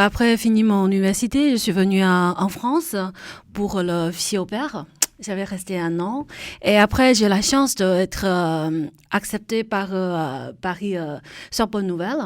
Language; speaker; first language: French; non-native, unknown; Chinese